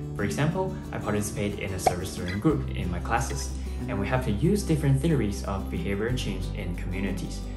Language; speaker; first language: English; non-native, fluent; Chinese